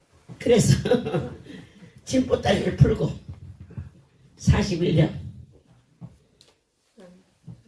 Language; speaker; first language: Korean; native; Korean